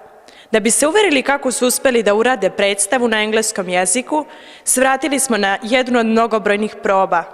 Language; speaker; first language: Bosnian; native; Bosnian